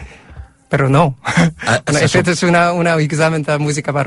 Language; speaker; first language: Catalan; non-native, learner; Korean